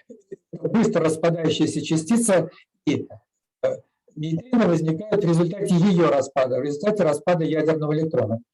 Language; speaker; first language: Russian; native; Russian